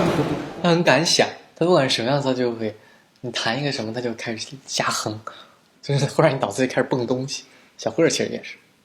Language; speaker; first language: Chinese; native; Chinese